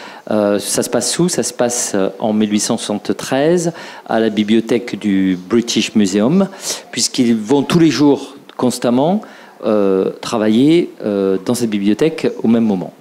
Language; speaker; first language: French; native; French